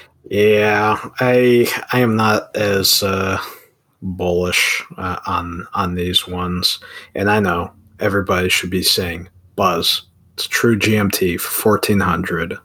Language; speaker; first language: English; native; English